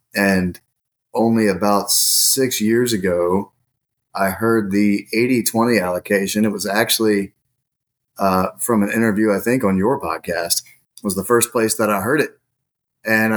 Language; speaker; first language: English; native; English